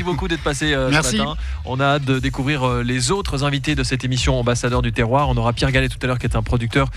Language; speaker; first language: French; native; French